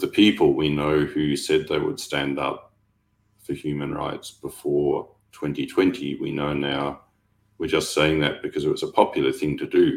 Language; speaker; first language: English; native; English